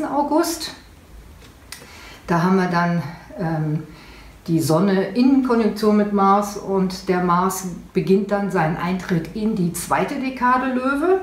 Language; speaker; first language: German; native; German